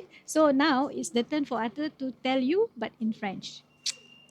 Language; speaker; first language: English; non-native, local second language; Iban